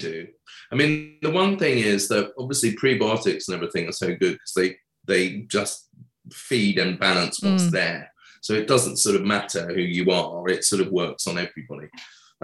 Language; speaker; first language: English; native; English